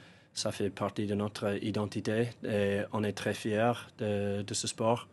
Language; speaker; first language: French; non-native, fluent; English